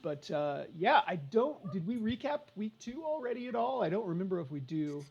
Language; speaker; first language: English; native; English